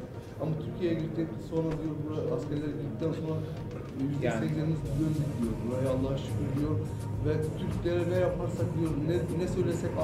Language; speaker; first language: Turkish; non-native, fluent; Arabic